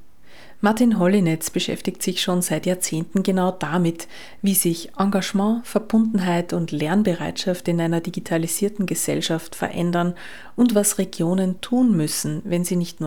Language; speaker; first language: German; native; German